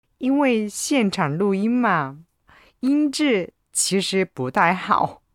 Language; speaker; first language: Chinese; non-native, fluent; Japanese